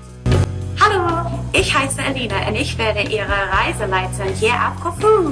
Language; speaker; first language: German; non-native, learner; English